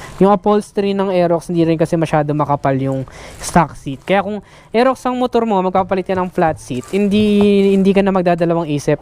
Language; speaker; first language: Filipino; native; Filipino